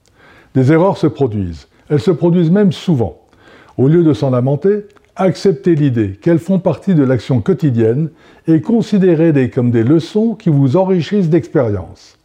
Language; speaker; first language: French; native; French